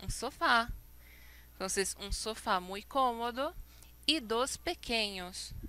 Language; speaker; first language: Spanish; non-native, fluent; Portuguese